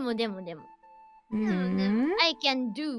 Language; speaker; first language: English; non-native, learner; Japanese